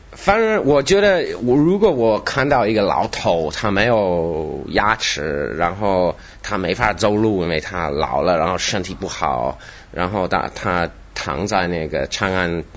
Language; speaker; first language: Chinese; non-native, fluent; English